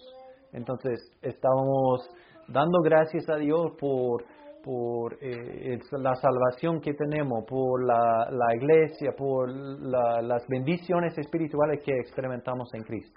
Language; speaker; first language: Spanish; non-native, fluent; English